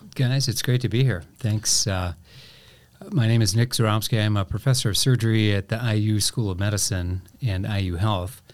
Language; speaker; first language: English; native; English